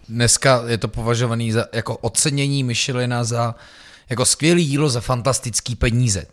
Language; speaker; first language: Czech; native; Czech